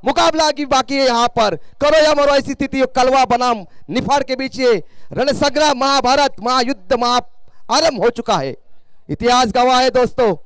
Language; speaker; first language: Hindi; non-native, local second language; Marathi